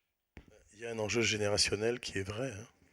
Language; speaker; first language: French; native; French